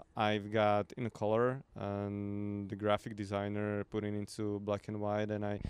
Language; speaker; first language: English; non-native, fluent; Slovak